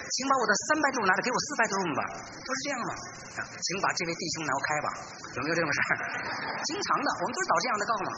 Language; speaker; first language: Chinese; native; Chinese